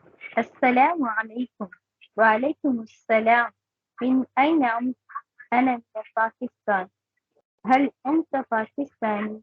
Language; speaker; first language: Arabic; non-native, learner; Tamil